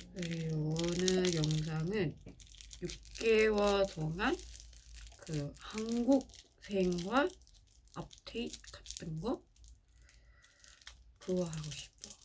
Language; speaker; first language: Korean; non-native, learner; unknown